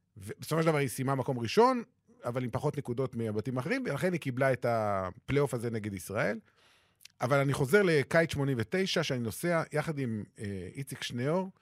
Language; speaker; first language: Hebrew; native; Hebrew